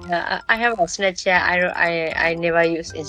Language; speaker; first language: English; non-native, learner; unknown